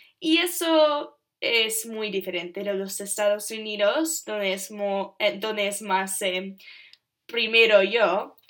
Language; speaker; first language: Spanish; non-native, learner; English